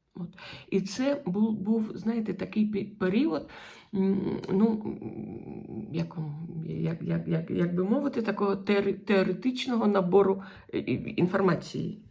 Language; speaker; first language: Ukrainian; non-native, local second language; Russian